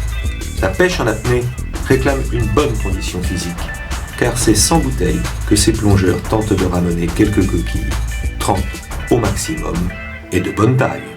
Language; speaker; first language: French; native; French